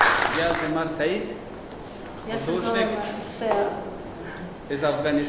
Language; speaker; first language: Russian; non-native, fluent; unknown